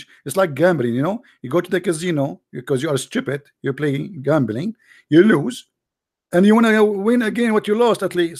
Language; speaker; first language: English; non-native, fluent; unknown